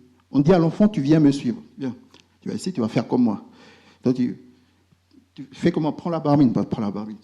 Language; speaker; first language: French; native; French